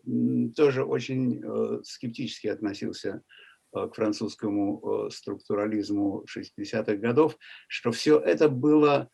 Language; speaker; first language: Russian; native; Russian